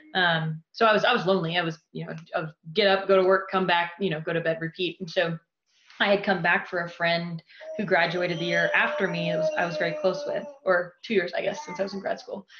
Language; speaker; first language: English; native; English